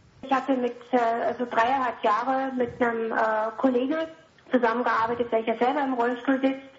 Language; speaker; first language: German; native; German